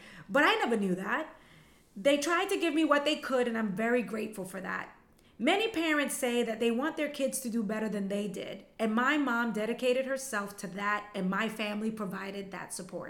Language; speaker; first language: English; early bilingual, other home language; Spanish